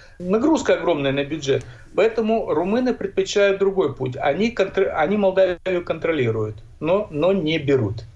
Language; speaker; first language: Russian; native; Russian